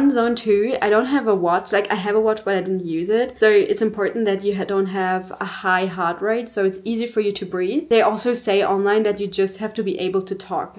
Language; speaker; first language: English; non-native, fluent; German